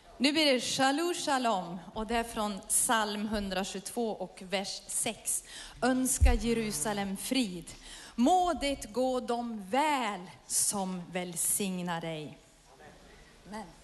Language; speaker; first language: Swedish; native; Swedish